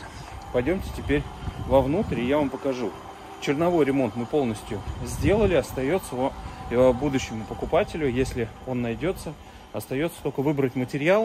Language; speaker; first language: Russian; native; Russian